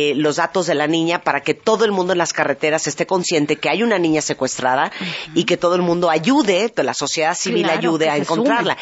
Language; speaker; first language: Spanish; native; Spanish